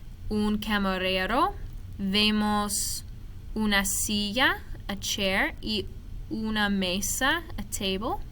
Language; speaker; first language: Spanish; non-native, fluent; English